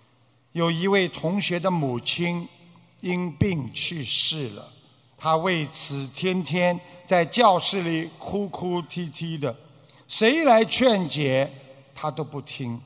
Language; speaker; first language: Chinese; native; Chinese